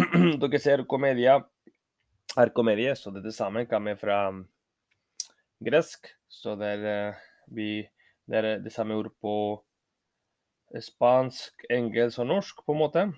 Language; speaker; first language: Norwegian; non-native, learner; Spanish